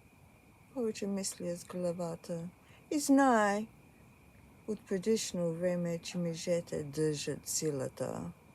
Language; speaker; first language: Bulgarian; early bilingual, heritage; Bulgarian